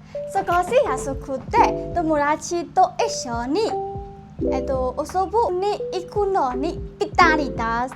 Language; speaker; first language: Japanese; non-native, learner; Burmese